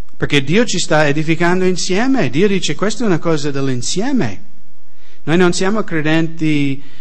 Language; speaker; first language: Italian; non-native, fluent; English